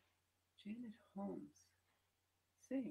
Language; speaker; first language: Spanish; non-native, fluent; English